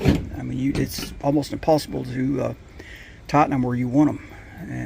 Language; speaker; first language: English; native; English